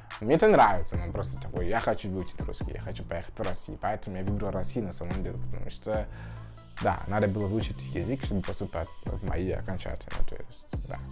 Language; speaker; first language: Russian; non-native, fluent; Tswana